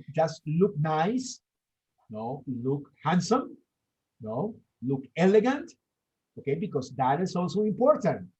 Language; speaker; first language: English; non-native, fluent; Spanish